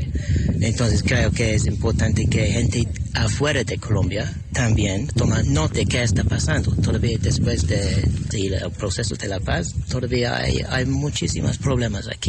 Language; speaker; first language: Spanish; non-native, fluent; English